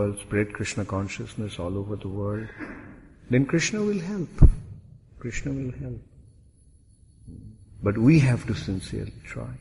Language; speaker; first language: English; non-native, local second language; Bangla